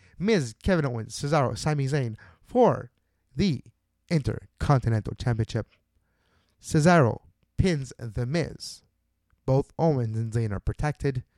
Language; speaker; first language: English; non-native, local second language; French